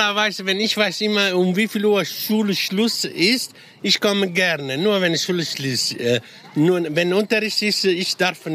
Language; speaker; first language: German; non-native, fluent; Italian